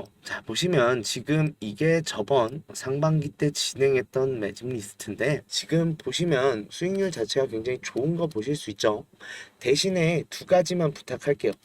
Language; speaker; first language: Korean; native; Korean